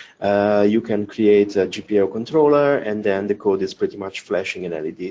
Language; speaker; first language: English; non-native, fluent; Italian